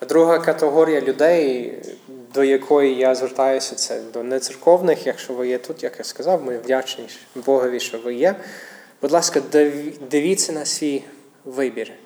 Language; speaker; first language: Ukrainian; non-native, fluent; English